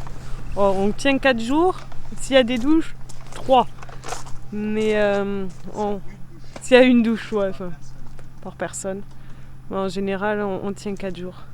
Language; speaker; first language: French; native; French